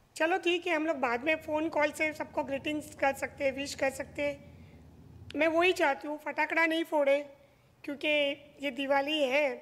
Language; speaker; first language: Hindi; non-native, local second language; Marathi